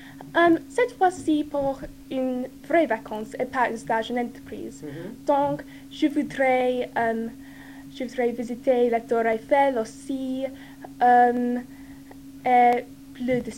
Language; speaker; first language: French; non-native, learner; English